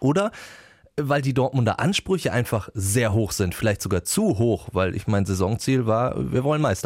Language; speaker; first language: German; native; German